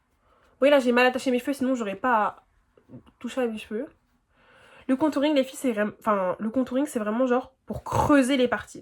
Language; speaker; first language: French; native; French